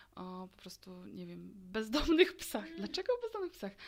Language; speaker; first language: Polish; native; Polish